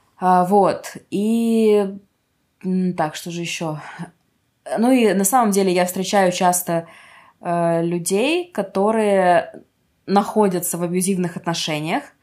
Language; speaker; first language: Russian; non-native, local second language; Ukrainian